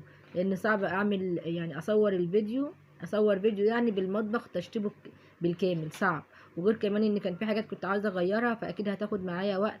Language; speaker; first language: Arabic; native; Arabic